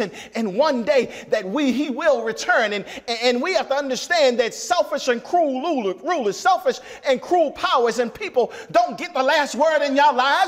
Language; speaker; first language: English; native; English